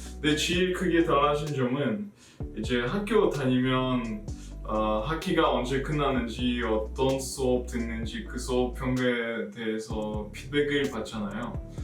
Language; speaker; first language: Korean; non-native, fluent; Russian